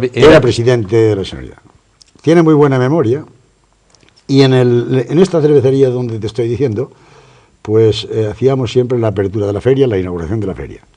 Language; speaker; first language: Spanish; native; Spanish